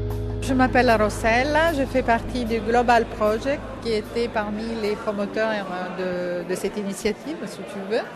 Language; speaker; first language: French; non-native, fluent; Italian